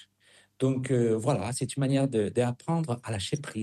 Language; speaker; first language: French; non-native, fluent; Spanish